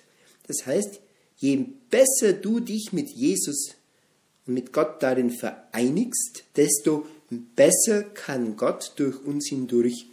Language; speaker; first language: German; native; German